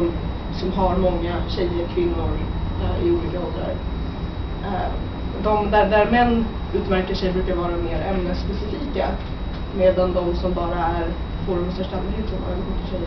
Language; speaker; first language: Swedish; native; Swedish